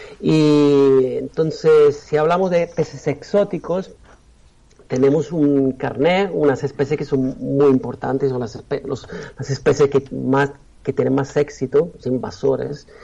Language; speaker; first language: Spanish; non-native, fluent; Italian